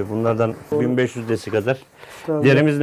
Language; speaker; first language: Turkish; native; Turkish